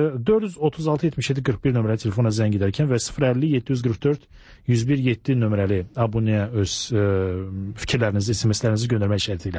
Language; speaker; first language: Azerbaijani; native; Azerbaijani